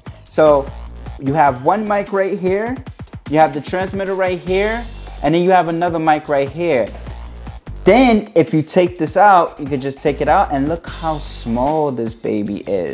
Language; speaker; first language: English; native; English